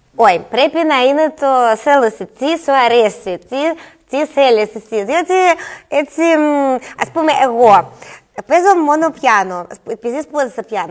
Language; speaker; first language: Greek; non-native, learner; Russian